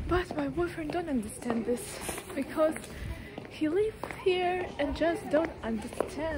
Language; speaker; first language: English; non-native, learner; Russian